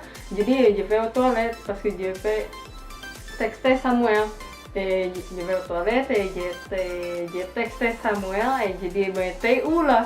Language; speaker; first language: French; non-native, learner; Indonesian